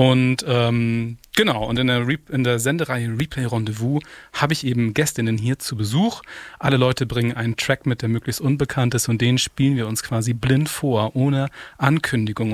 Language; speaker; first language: German; native; German